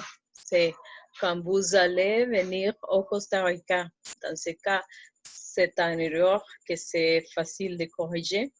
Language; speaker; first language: French; non-native, fluent; Spanish